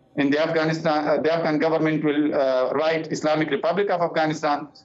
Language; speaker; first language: English; non-native, fluent; Persian